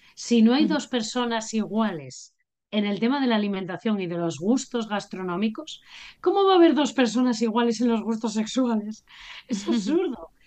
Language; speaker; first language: Spanish; native; Spanish